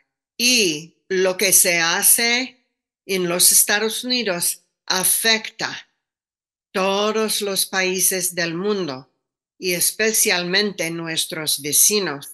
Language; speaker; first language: Spanish; non-native, fluent; English